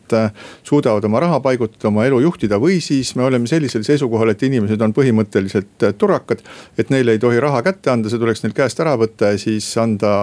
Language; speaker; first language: Estonian; native; Estonian